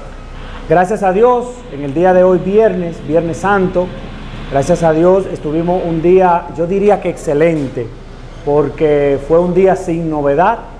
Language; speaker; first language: Spanish; native; Spanish